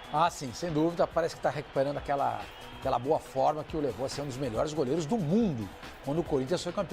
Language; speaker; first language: Portuguese; native; Portuguese